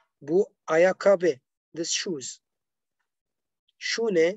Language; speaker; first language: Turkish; non-native, fluent; Arabic